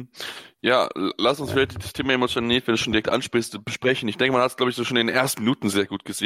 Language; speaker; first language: German; native; German